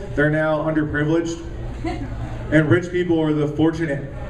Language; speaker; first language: English; native; English